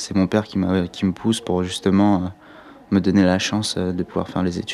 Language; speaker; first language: French; early bilingual, other home language; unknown